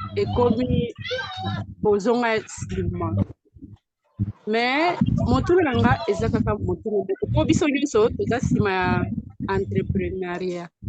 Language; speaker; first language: Lingala; non-native, local second language; Swahili